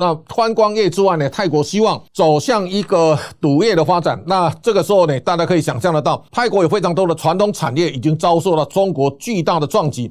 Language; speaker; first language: Chinese; native; Chinese